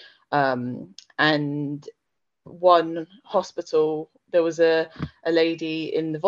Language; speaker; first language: English; native; English